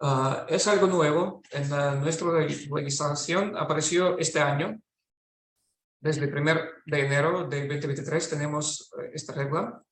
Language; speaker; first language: Spanish; non-native, fluent; Russian